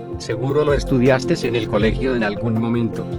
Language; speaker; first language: Spanish; native; Spanish